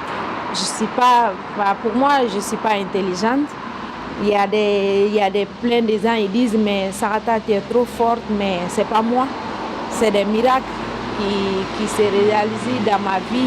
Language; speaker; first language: French; non-native, local second language; Mandingo